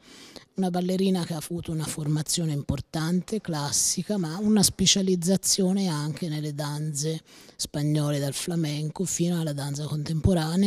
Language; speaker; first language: Italian; native; Italian